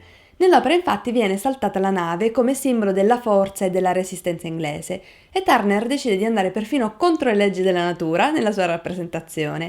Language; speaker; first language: Italian; native; Italian